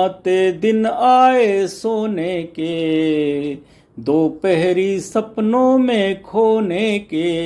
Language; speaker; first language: Hindi; native; Hindi